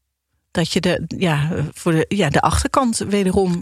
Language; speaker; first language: Dutch; native; Dutch